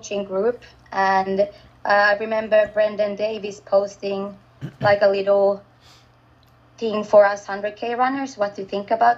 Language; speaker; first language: English; non-native, fluent; Finnish